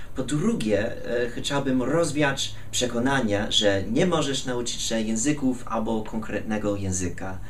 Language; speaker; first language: Polish; non-native, fluent; English